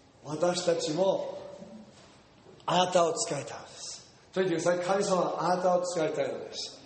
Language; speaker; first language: Japanese; non-native, fluent; English